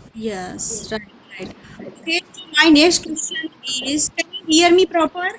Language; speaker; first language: English; non-native, learner; Hindi